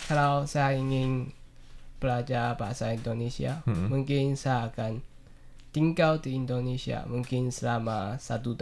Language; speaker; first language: Indonesian; non-native, learner; Chinese